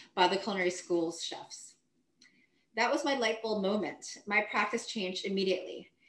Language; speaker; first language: English; native; English